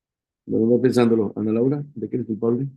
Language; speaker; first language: Spanish; native; Spanish